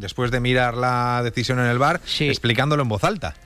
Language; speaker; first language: Spanish; native; Spanish